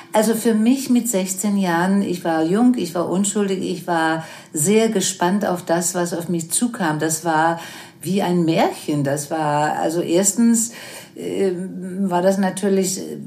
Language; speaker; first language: German; non-native, fluent; Danish